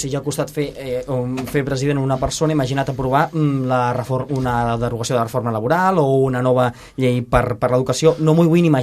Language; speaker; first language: Catalan; native; Catalan